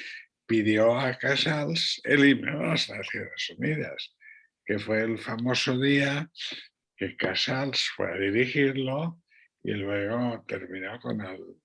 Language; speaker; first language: Spanish; non-native, local second language; Catalan